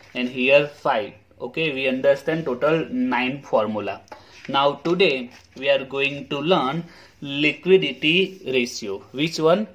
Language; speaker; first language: English; non-native, local second language; Gujarati